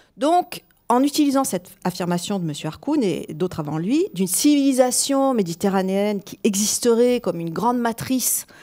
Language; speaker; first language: French; native; French